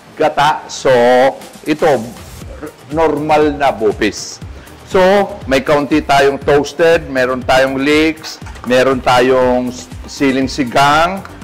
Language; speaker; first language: Filipino; non-native, local second language; Bikol